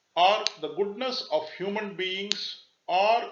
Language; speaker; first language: English; non-native, local second language; Tamil